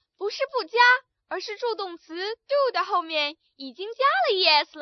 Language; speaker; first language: Chinese; native; Chinese